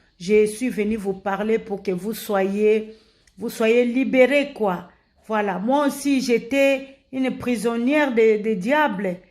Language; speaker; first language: French; non-native, local second language; Lingala